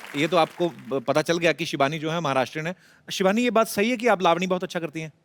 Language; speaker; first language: Hindi; non-native, local second language; Punjabi